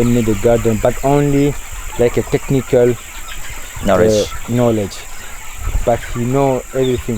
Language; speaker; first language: English; non-native, learner; Sango